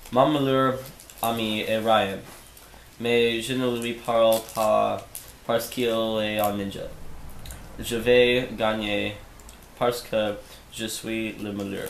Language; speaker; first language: French; non-native, learner; English